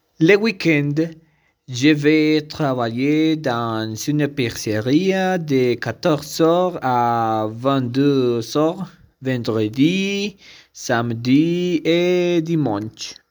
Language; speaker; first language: French; non-native, learner; Spanish